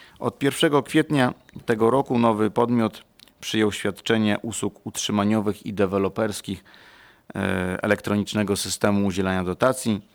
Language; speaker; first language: Polish; native; Polish